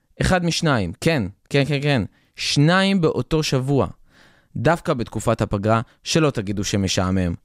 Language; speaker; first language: Hebrew; native; Hebrew